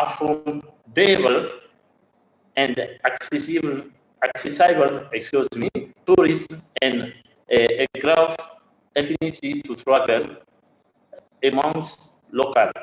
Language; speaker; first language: English; non-native, learner; French